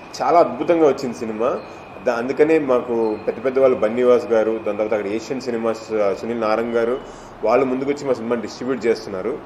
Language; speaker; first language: Telugu; native; Telugu